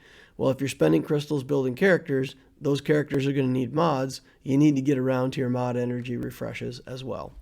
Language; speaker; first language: English; native; English